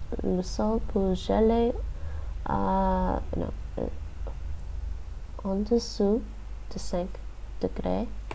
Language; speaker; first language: French; non-native, learner; English